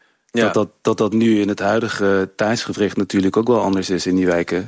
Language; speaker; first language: Dutch; early bilingual, other home language; Turkish